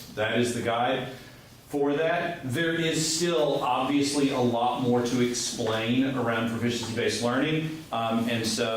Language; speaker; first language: English; native; English